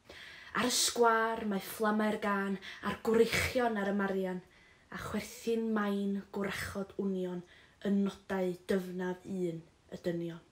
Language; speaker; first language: Welsh; native; Welsh